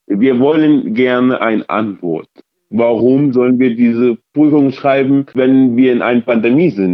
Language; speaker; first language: German; early bilingual, other home language; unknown